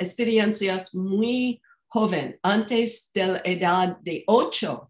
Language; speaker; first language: Spanish; non-native, fluent; English